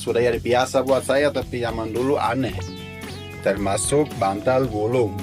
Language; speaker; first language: Indonesian; non-native, fluent; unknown